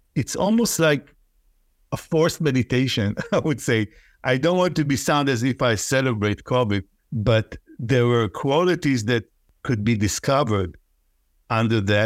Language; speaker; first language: English; non-native, fluent; Hebrew